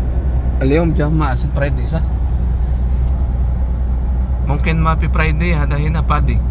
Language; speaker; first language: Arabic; non-native, learner; Filipino